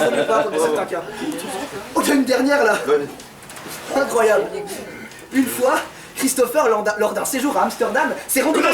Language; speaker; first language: French; native; French